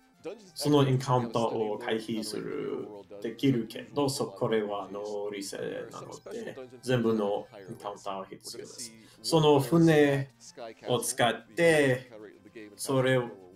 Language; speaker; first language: Japanese; non-native, learner; English